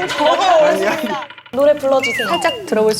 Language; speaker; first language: Korean; native; Korean